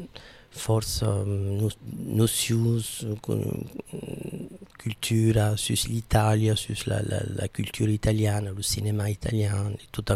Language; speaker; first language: French; non-native, fluent; Italian